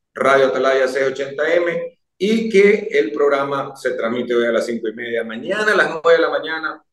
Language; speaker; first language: Spanish; native; Spanish